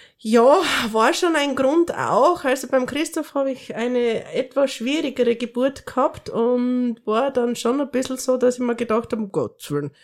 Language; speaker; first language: German; native; German